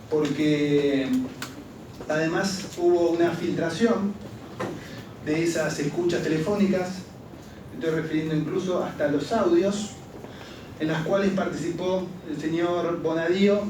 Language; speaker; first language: Spanish; native; Spanish